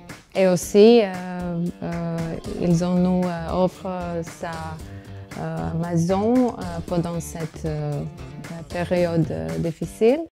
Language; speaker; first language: French; non-native, fluent; Croatian